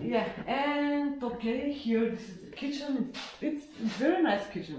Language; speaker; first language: English; non-native, learner; Russian